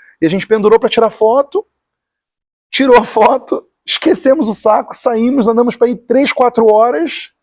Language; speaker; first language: Portuguese; native; Portuguese